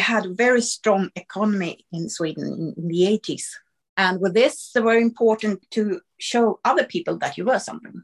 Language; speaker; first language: English; non-native, fluent; Swedish